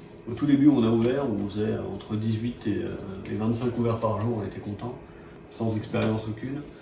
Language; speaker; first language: French; native; French